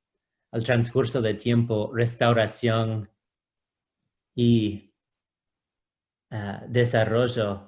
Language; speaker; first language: Spanish; non-native, fluent; English